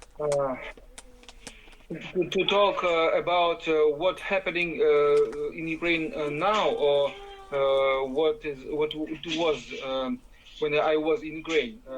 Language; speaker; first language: English; non-native, learner; Ukrainian